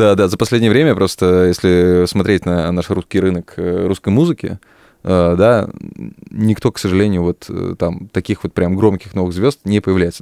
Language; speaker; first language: Russian; native; Russian